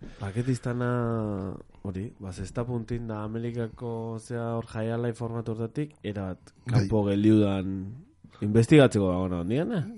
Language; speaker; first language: Basque; native; Basque